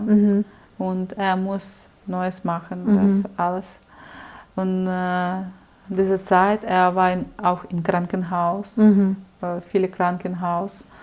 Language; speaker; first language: German; non-native, learner; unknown